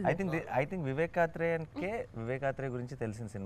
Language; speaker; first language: Telugu; native; Telugu